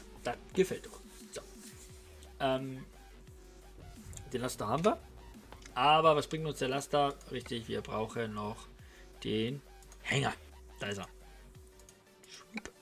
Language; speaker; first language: German; native; German